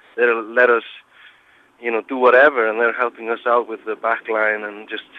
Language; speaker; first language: English; non-native, fluent; Icelandic